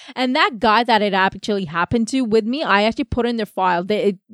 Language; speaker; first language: English; native; English